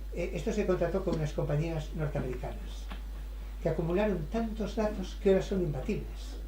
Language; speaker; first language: Spanish; native; Spanish